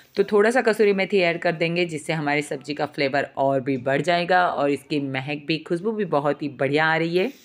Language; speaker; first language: Hindi; non-native, local second language; Gujarati